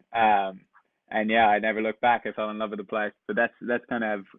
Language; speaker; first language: English; native; English